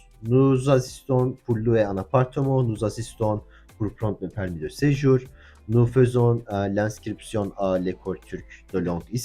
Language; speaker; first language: French; non-native, learner; Turkish